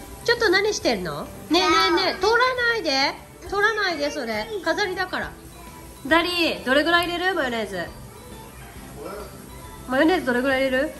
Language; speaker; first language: Japanese; native; Japanese